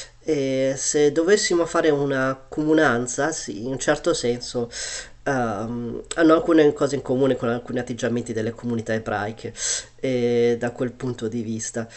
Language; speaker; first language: Italian; early bilingual, other home language; Chinese